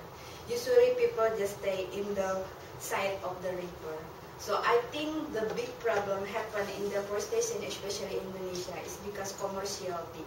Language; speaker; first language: English; non-native, learner; Indonesian